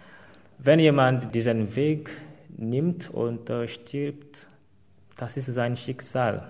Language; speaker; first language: German; non-native, fluent; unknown